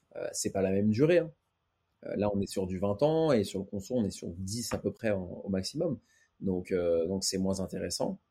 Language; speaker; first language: French; native; French